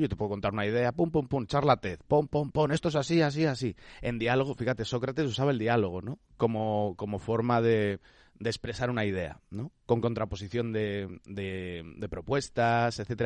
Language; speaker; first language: Spanish; native; Spanish